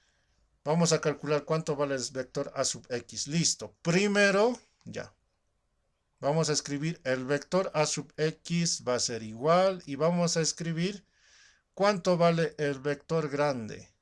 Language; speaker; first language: Spanish; native; Spanish